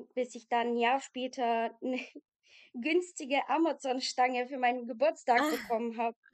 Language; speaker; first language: German; non-native, fluent; Bulgarian